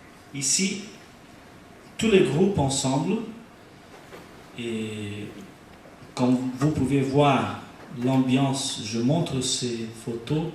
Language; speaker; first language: French; non-native, learner; Portuguese